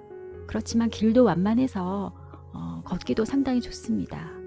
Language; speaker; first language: Korean; native; Korean